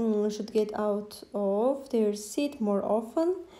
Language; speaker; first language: English; non-native, fluent; Azerbaijani